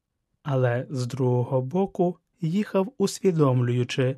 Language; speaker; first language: Ukrainian; native; Ukrainian